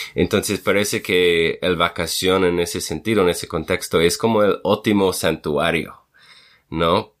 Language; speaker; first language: Spanish; non-native, fluent; English